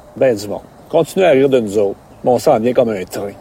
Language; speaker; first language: French; native; French